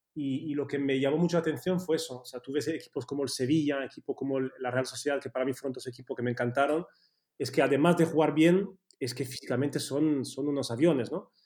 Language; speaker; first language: Spanish; early bilingual, heritage; Spanish